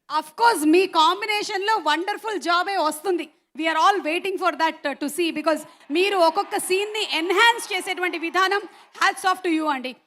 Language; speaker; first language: Telugu; native; Telugu